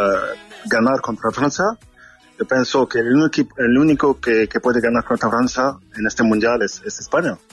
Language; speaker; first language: Spanish; non-native, fluent; French